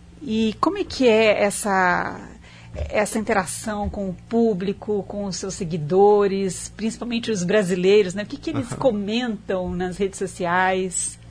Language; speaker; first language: Portuguese; native; Portuguese